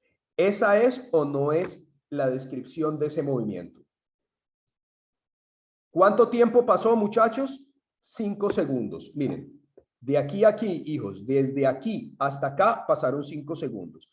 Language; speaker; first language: Spanish; native; Spanish